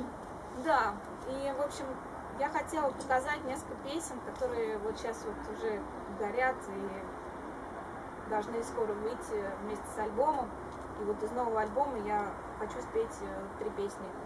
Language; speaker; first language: Russian; native; Russian